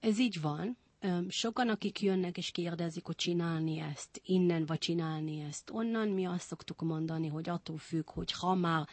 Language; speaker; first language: Hungarian; non-native, fluent; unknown